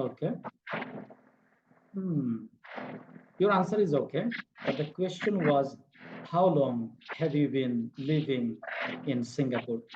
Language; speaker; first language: English; non-native, fluent; Bangla